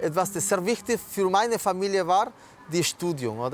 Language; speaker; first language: German; non-native, fluent; Spanish